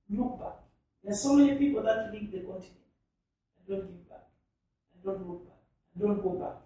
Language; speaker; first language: English; non-native, local second language; Nyanja